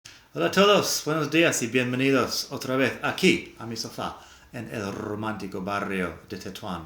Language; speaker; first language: Spanish; non-native, fluent; English